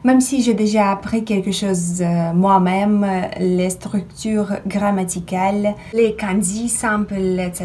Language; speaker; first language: French; non-native, fluent; Russian